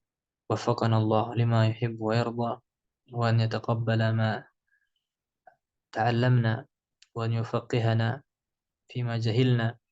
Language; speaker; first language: Arabic; non-native, fluent; Indonesian